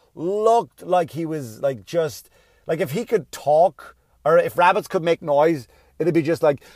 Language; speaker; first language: English; native; English